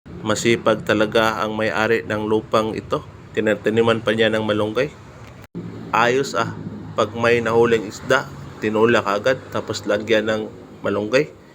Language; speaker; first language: Filipino; non-native, local second language; Cebuano